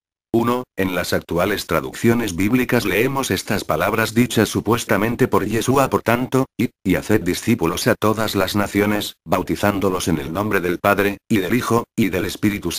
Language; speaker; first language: Spanish; native; Spanish